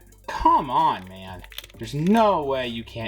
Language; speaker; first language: English; native; English